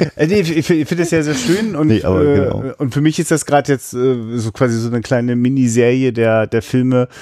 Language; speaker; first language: German; native; German